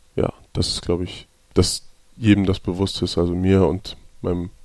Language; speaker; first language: German; native; German